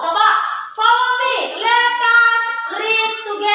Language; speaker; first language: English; non-native, learner; Indonesian